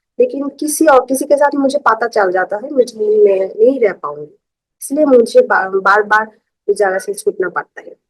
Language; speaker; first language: Hindi; non-native, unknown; Bangla